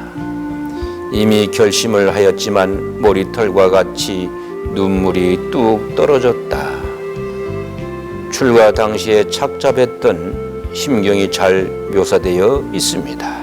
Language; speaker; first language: Korean; native; Korean